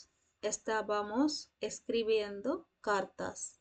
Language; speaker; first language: Spanish; non-native, fluent; Telugu